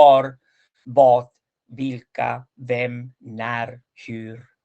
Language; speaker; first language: Swedish; non-native, fluent; Spanish